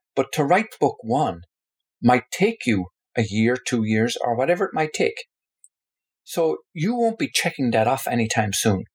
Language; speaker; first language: English; native; English